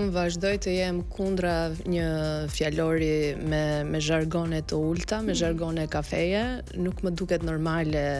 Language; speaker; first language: Albanian; native; Albanian